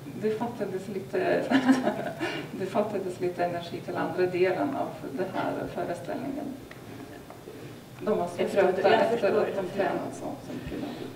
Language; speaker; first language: Swedish; non-native, fluent; Lithuanian